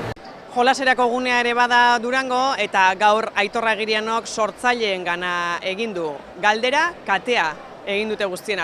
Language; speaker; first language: Basque; native; Basque